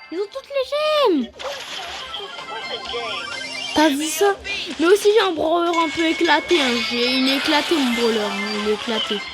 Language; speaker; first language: French; native; French